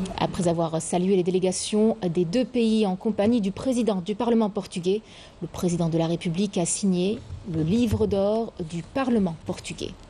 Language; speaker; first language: French; non-native, local second language; Arabic